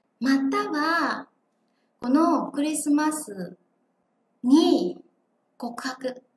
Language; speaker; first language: Japanese; non-native, fluent; Vietnamese